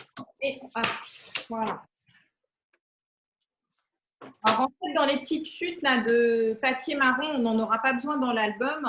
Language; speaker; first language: French; native; French